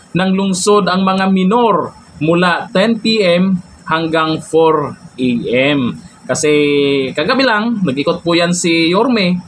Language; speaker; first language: Filipino; native; Filipino